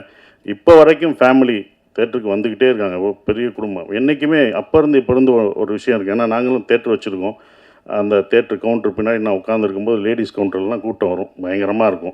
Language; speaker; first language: Tamil; native; Tamil